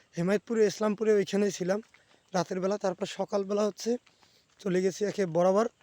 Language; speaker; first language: Bangla; native; Bangla